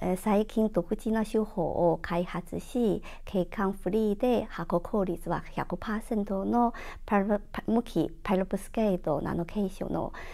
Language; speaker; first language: Japanese; non-native, fluent; Chinese